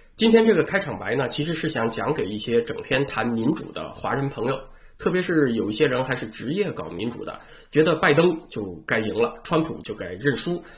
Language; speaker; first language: Chinese; native; Chinese